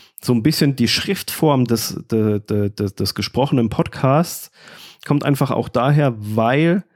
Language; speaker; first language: German; native; German